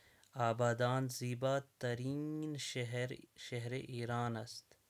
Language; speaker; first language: Persian; non-native, fluent; Urdu